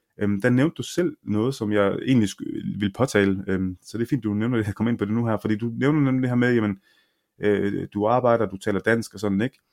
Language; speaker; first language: Danish; early bilingual, other home language; Arabic